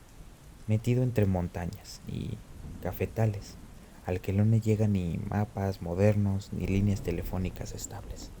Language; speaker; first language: Spanish; native; Spanish